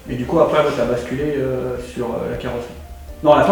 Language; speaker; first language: French; native; French